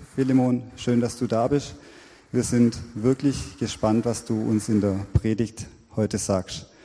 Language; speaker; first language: German; native; German